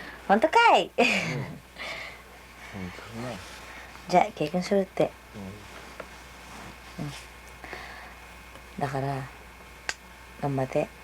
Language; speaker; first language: Japanese; non-native, learner; Filipino